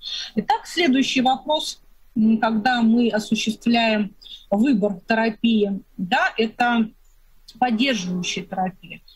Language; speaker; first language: Russian; native; Russian